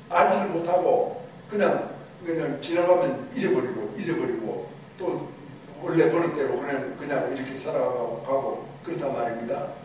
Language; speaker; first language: Korean; native; Korean